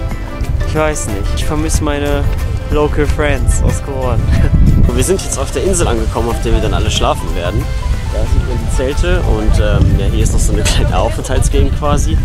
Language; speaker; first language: German; native; German